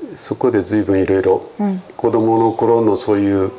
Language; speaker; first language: Japanese; native; Japanese